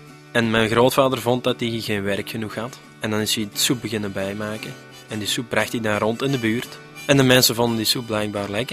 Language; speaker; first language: Dutch; native; Dutch